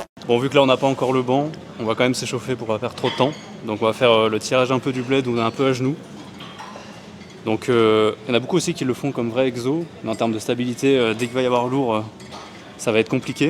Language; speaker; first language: French; native; French